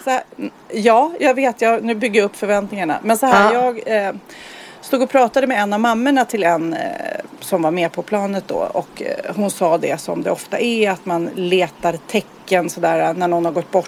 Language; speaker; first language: Swedish; native; Swedish